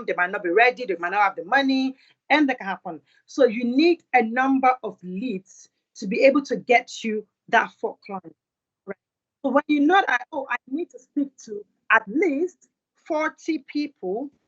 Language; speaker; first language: English; non-native, local second language; Yoruba